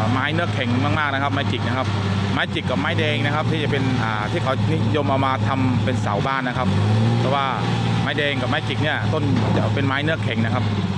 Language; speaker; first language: Thai; non-native, local second language; Northeastern Thai